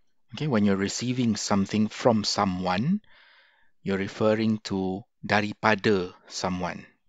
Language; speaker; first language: English; non-native, local second language; Malay